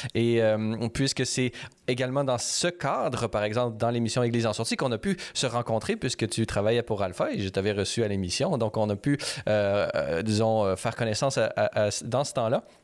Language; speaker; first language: French; native; French